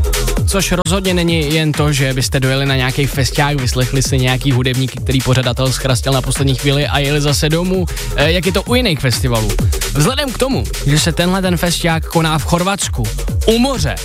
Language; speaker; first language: Czech; native; Czech